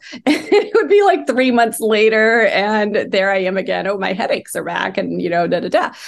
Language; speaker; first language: English; early bilingual, other home language; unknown